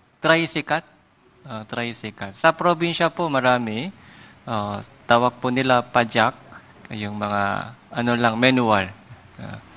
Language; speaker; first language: Filipino; non-native, fluent; Korean